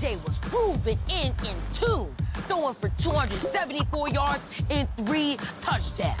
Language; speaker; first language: English; native; English